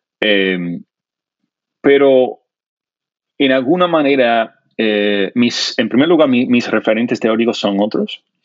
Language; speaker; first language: Spanish; non-native, fluent; English